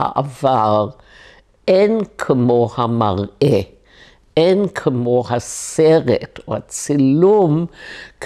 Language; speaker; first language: Hebrew; non-native, fluent; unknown